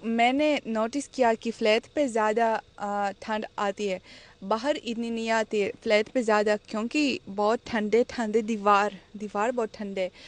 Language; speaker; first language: Hindi; non-native, fluent; Russian